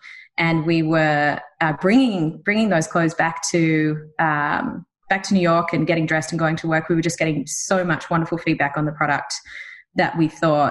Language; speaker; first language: English; native; English